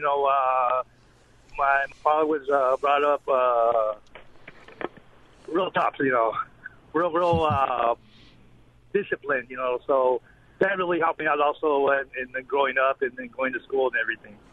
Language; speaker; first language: English; native; English